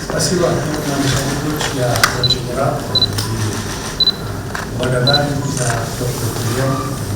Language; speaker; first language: Russian; non-native, local second language; Kyrgyz